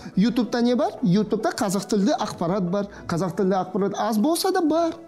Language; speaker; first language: Kazakh; non-native, fluent; Russian